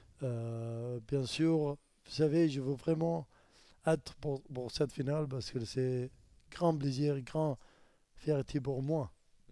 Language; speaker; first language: French; non-native, learner; Arabic